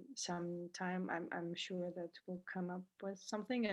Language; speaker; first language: English; non-native, fluent; Georgian